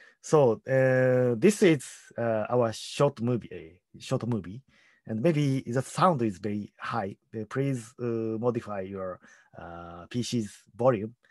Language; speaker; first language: English; non-native, learner; Japanese